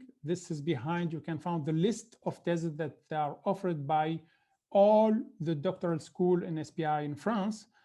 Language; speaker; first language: English; non-native, fluent; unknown